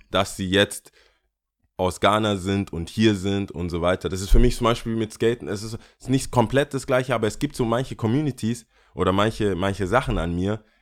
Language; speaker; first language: German; early bilingual, other home language; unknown